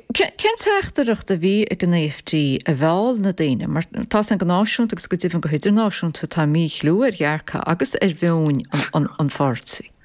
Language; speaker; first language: Irish; native; Irish